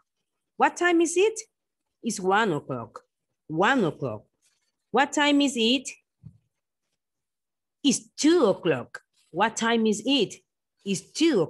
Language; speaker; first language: English; non-native, fluent; Spanish